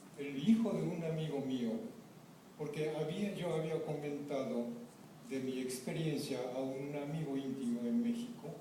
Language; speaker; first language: Spanish; non-native, fluent; Japanese